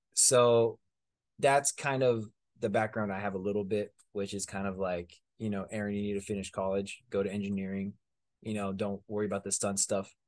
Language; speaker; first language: English; early bilingual, other home language; Spanish